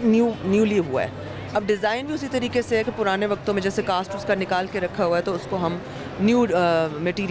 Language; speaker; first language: Hindi; native; Hindi